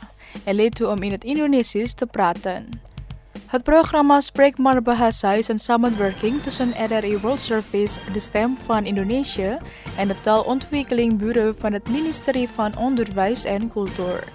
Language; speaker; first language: Dutch; non-native, learner; Indonesian